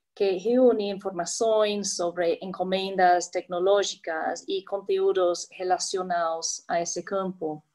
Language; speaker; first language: Portuguese; non-native, fluent; English